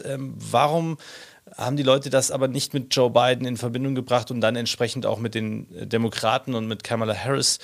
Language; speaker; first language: German; native; German